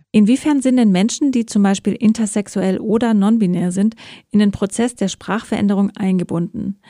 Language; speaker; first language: German; early bilingual, other home language; Persian